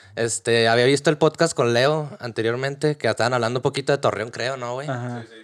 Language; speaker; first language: Spanish; native; Spanish